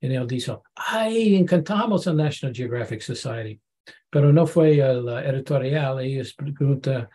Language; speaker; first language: Spanish; non-native, learner; English